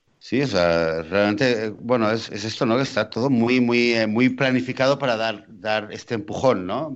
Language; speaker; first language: Spanish; native; Spanish